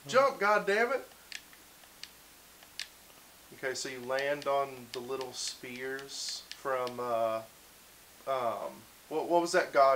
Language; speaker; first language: English; native; English